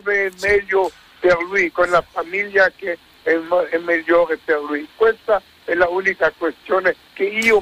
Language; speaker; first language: Italian; non-native, fluent; Hebrew